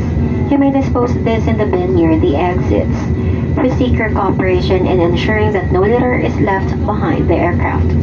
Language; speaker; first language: English; non-native, local second language; Filipino